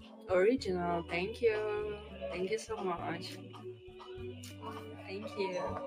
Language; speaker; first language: English; non-native, learner; Ukrainian